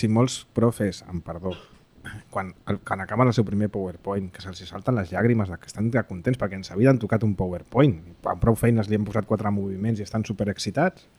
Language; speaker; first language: Catalan; native; Catalan